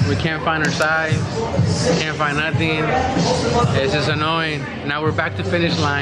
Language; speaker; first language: English; non-native, fluent; Spanish